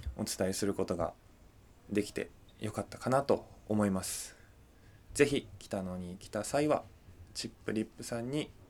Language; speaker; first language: Japanese; native; Japanese